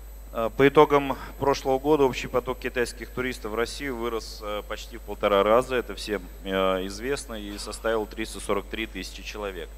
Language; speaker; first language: Russian; native; Russian